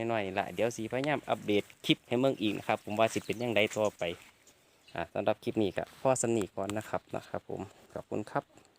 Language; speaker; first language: Thai; native; Thai